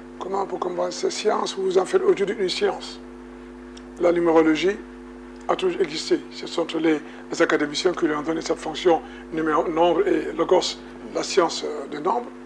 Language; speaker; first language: French; non-native, local second language; Wolof